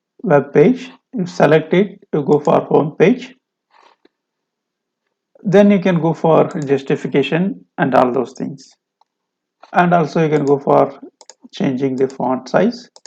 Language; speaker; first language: English; non-native, local second language; Kannada